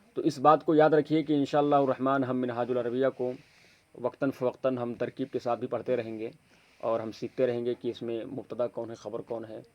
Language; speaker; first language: Urdu; native; Urdu